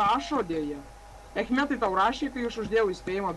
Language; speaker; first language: Lithuanian; native; Lithuanian